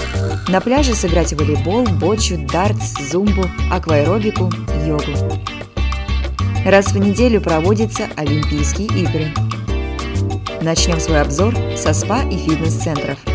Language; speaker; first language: Russian; native; Russian